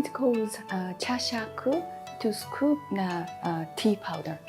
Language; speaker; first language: English; non-native, fluent; Japanese